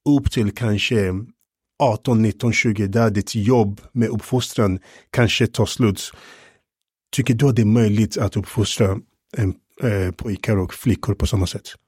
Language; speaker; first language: Swedish; non-native, fluent; English